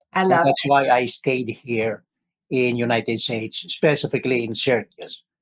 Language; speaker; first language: English; non-native, local second language; Filipino